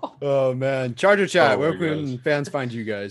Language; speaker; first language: English; native; English